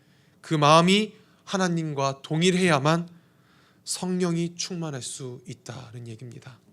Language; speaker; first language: Korean; native; Korean